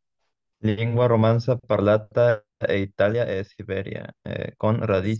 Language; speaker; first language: Italian; non-native, learner; Spanish